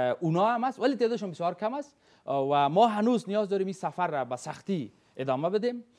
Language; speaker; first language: Persian; native; Persian